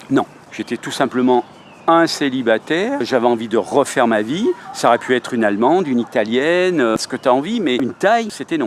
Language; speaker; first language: French; native; French